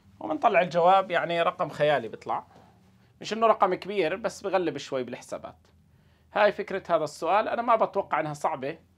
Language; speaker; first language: Arabic; native; Arabic